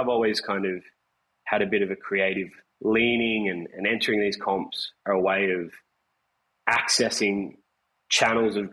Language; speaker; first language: English; native; English